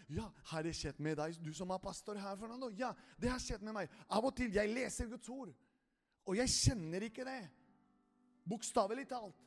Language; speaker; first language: Norwegian; non-native, fluent; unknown